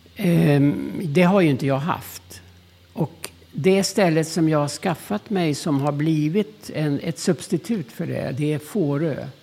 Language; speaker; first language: Swedish; early bilingual, other home language; German